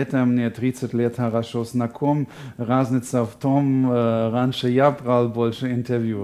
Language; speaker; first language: Russian; non-native, fluent; German